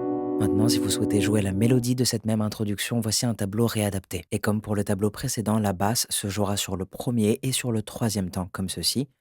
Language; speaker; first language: French; native; French